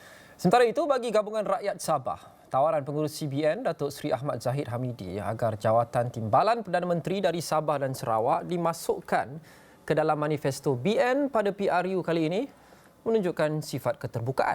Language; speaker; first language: Malay; native; Malay